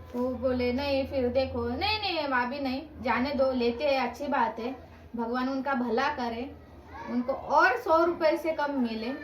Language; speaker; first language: Hindi; non-native, local second language; Marathi